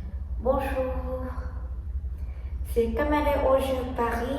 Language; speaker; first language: French; non-native, learner; Japanese